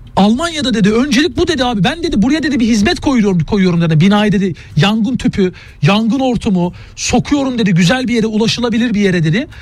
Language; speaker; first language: Turkish; native; Turkish